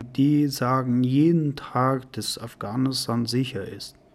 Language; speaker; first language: German; non-native, learner; Persian